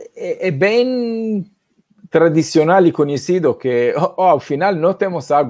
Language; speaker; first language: Portuguese; non-native, fluent; Hebrew